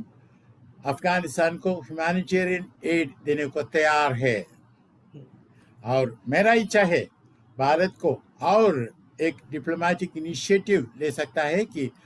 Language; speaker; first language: Hindi; non-native, local second language; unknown